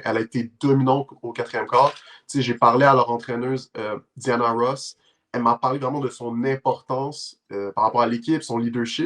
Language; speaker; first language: French; native; French